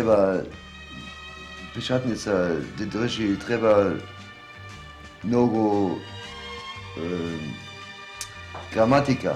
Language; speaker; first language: Macedonian; non-native, learner; German